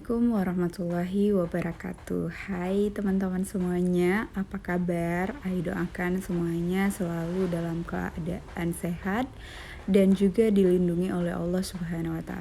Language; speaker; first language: Indonesian; native; Indonesian